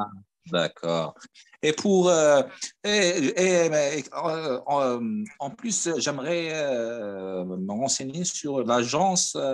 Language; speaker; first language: French; non-native, fluent; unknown